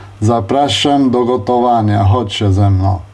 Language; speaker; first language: Polish; non-native, fluent; Italian